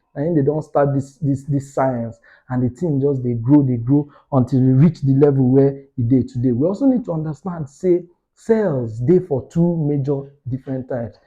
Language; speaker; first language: Nigerian Pidgin; non-native, local second language; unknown